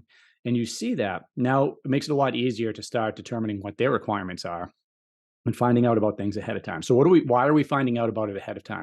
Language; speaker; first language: English; native; English